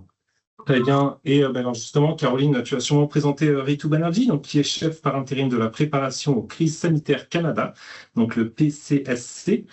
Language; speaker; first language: French; native; French